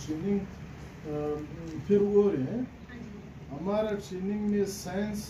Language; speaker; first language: Hindi; non-native, learner; Pashto